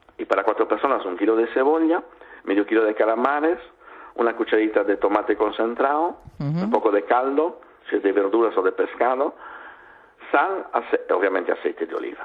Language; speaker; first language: Spanish; non-native, fluent; Italian